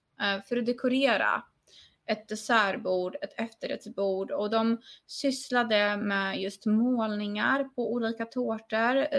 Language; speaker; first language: Swedish; non-native, fluent; Polish